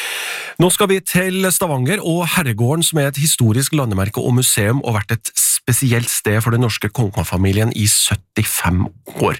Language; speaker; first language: Norwegian; native; Norwegian